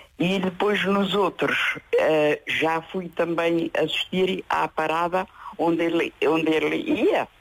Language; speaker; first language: Portuguese; native; Portuguese